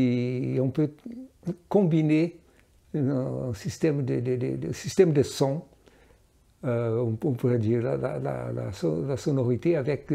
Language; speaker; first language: French; non-native, fluent; Portuguese